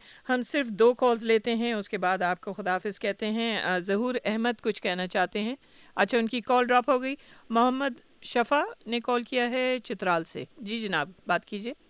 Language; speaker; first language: Urdu; native; Urdu